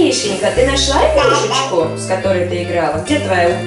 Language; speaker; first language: Russian; native; Russian